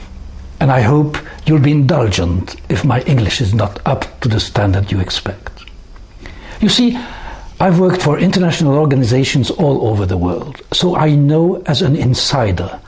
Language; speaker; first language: English; non-native, fluent; French